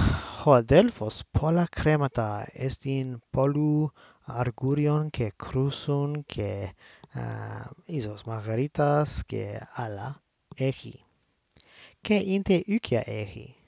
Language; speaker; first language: Greek; non-native, learner; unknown